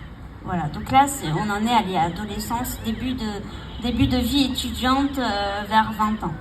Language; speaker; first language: French; native; French